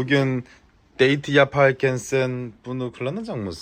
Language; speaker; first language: Turkish; non-native, learner; Korean